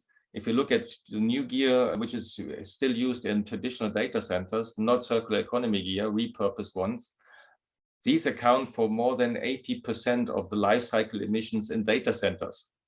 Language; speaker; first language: English; non-native, fluent; German